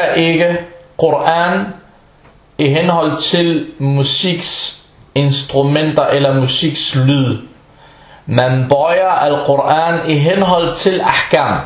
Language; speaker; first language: Danish; non-native, fluent; Arabic